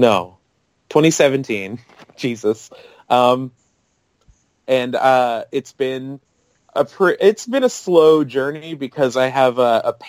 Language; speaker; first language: English; native; English